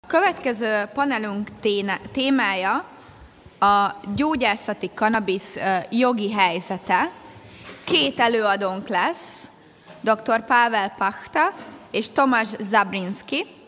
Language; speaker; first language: Hungarian; native; Hungarian